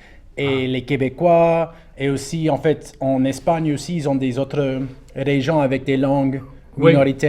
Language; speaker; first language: French; non-native, local second language; English